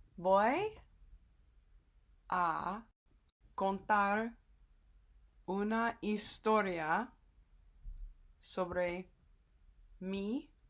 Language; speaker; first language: Spanish; non-native, fluent; English